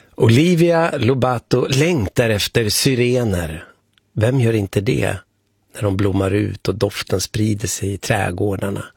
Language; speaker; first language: Swedish; native; Swedish